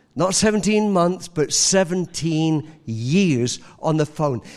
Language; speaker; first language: English; native; English